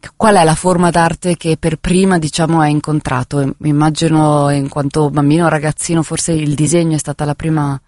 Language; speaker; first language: Italian; native; Italian